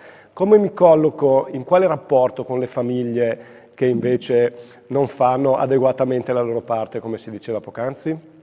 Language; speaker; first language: Italian; native; Italian